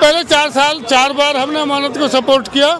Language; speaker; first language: Hindi; native; Hindi